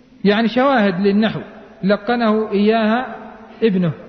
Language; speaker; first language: Arabic; native; Arabic